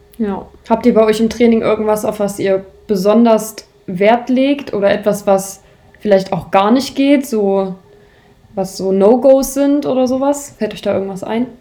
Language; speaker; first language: German; native; German